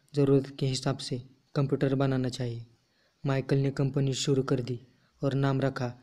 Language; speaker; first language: Hindi; non-native, local second language; Marathi